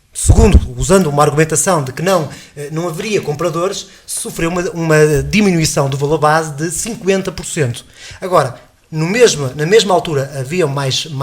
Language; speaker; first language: Portuguese; native; Portuguese